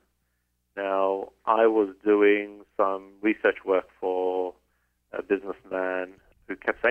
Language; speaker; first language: English; native; English